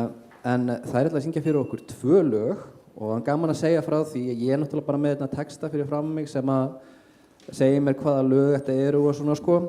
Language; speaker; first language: Icelandic; native; Icelandic